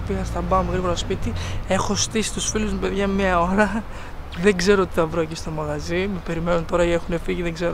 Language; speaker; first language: Greek; native; Greek